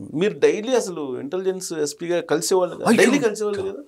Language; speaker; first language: Telugu; native; Telugu